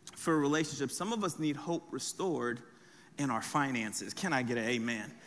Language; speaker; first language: English; early bilingual, other home language; French